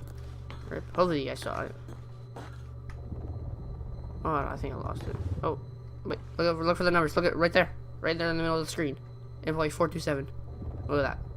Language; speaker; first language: English; native; English